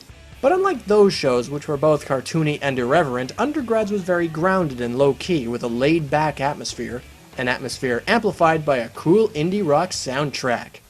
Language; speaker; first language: English; native; English